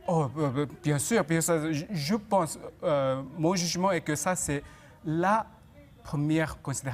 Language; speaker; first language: French; non-native, fluent; Chinese